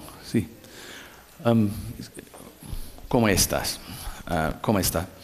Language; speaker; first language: Spanish; non-native, learner; English